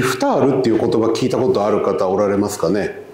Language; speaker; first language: Japanese; native; Japanese